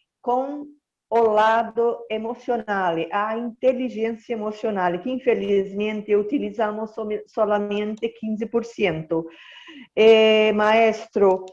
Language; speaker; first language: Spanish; non-native, learner; Portuguese